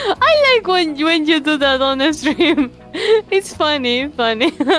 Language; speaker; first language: English; non-native, fluent; Spanish